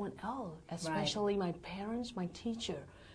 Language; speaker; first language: English; non-native, learner; Burmese